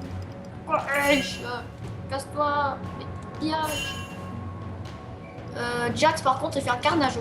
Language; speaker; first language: French; native; French